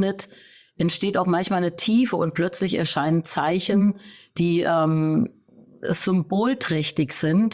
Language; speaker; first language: German; native; German